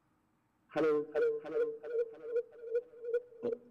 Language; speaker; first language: English; non-native, learner; Thai